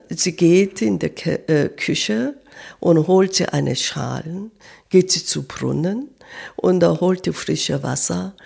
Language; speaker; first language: German; non-native, learner; Korean